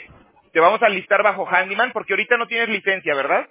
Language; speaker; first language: Spanish; native; Spanish